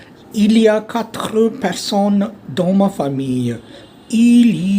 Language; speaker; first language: French; non-native, learner; Hindi